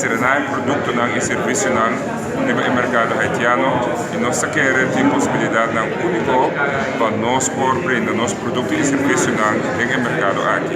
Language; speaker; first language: Portuguese; non-native, learner; Papiamento